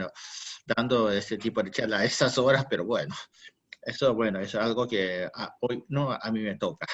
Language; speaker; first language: Spanish; non-native, fluent; Japanese